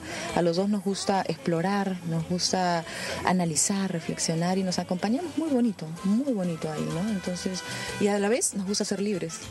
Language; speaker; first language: Spanish; native; Spanish